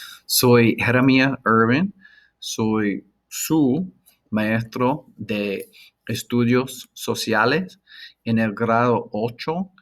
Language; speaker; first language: Spanish; non-native, learner; English